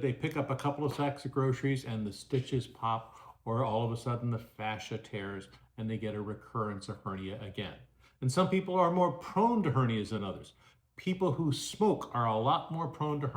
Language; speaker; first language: English; native; English